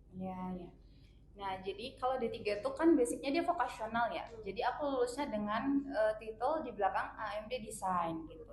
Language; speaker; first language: Indonesian; native; Indonesian